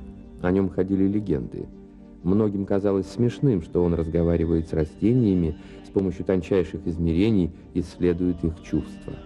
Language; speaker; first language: Russian; native; Russian